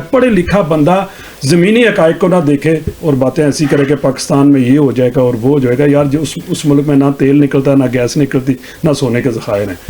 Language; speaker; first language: Urdu; non-native, local second language; Punjabi